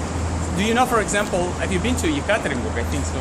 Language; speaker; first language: English; non-native, fluent; Italian